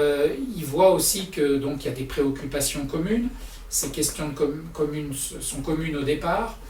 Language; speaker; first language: French; native; French